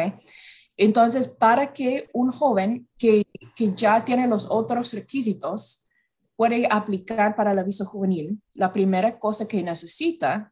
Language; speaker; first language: Spanish; non-native, fluent; English